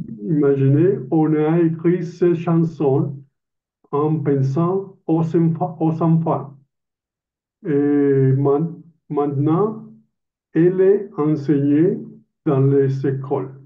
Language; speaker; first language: French; non-native, learner; Spanish